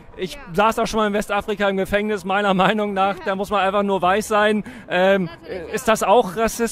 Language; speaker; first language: German; native; German